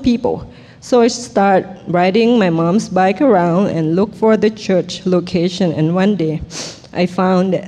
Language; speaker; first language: English; non-native, fluent; Thai